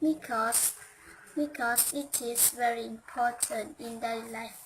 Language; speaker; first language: English; non-native, learner; Hmong